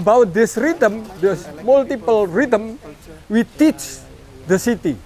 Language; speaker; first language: English; non-native, learner; Indonesian